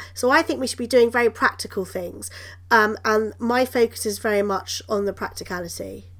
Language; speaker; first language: English; native; English